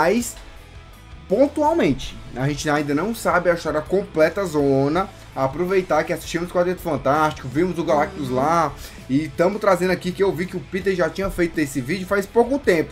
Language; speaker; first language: Portuguese; native; Portuguese